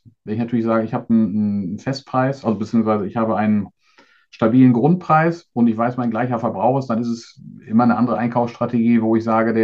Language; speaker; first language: German; native; German